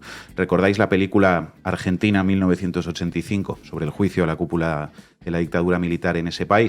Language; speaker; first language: Spanish; native; Spanish